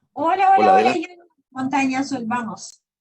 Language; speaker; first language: Spanish; non-native, fluent; Russian